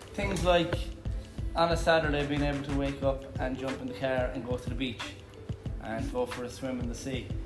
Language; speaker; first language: English; native; English